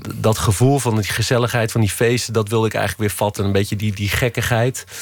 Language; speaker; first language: Dutch; native; Dutch